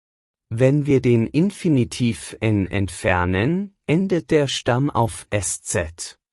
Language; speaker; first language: German; non-native, fluent; Persian